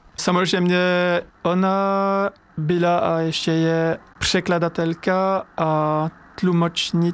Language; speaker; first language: Czech; non-native, fluent; French